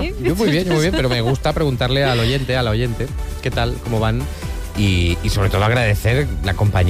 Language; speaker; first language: Spanish; native; Spanish